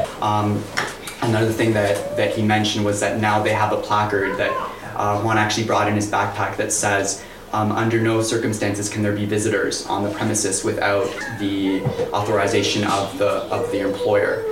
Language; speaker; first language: English; native; English